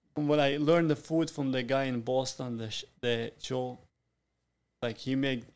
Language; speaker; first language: English; non-native, fluent; Italian